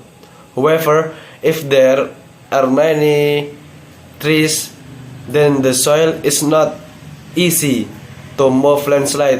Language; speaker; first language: English; non-native, learner; Indonesian